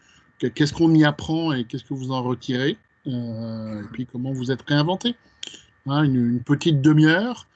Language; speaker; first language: French; native; French